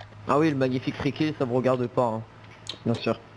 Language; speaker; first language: French; native; French